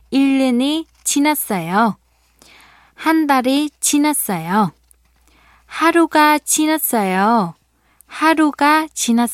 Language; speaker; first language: Korean; non-native, fluent; Vietnamese